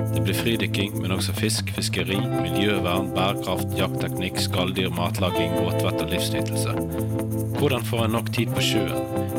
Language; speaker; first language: Norwegian; native; Norwegian